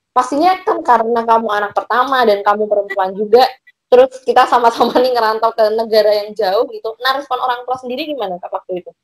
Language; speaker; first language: Indonesian; native; Indonesian